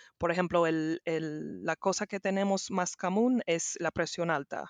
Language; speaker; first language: Spanish; non-native, learner; English